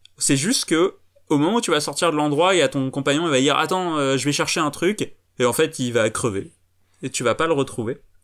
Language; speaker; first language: French; native; French